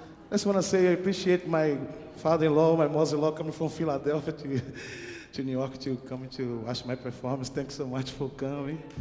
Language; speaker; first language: English; non-native, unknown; Portuguese